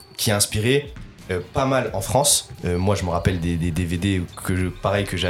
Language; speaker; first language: French; native; French